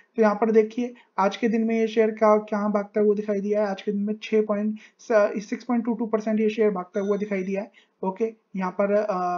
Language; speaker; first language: Hindi; native; Hindi